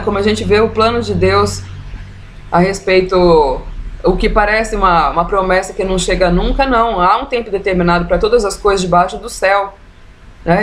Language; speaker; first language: Portuguese; native; Portuguese